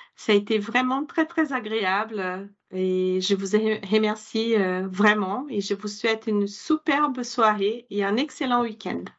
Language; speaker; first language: French; non-native, fluent; Portuguese